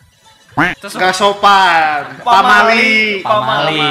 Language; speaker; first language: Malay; non-native, local second language; Sundanese